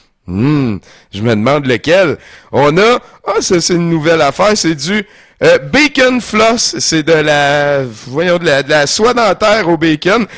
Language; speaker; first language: French; native; French